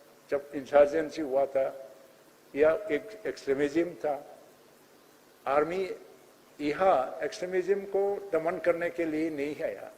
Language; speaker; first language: Hindi; non-native, local second language; Bodo